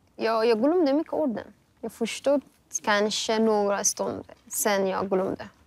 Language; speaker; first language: Swedish; non-native, learner; Persian